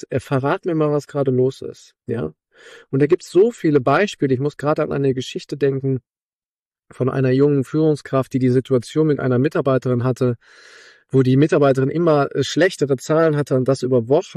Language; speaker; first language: German; native; German